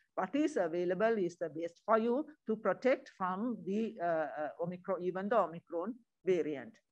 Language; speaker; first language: English; non-native, local second language; Sinhala